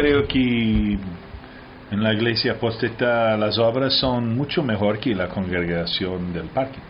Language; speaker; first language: Spanish; early bilingual, heritage; Spanish